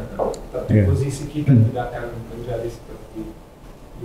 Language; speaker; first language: Indonesian; non-native, fluent; Italian